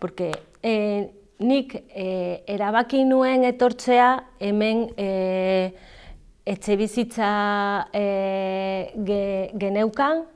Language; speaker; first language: Basque; non-native, learner; Galician